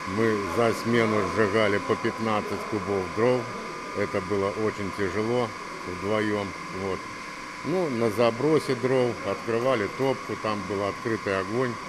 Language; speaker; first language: Russian; native; Russian